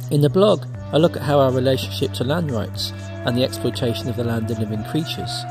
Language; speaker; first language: English; native; English